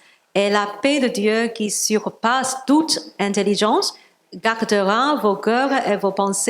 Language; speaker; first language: French; non-native, learner; Cantonese